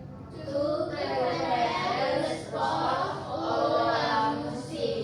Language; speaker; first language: French; non-native, learner; Indonesian